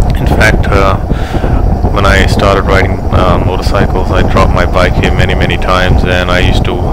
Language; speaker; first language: English; native; English